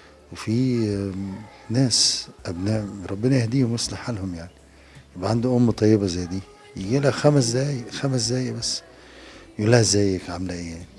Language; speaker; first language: Arabic; native; Arabic